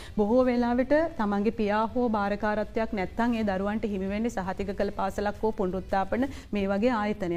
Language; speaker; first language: Sinhala; native; Sinhala